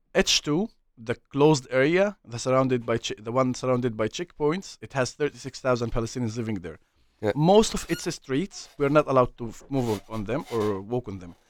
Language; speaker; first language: English; non-native, fluent; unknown